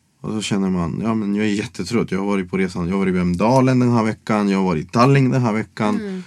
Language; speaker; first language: Swedish; non-native, fluent; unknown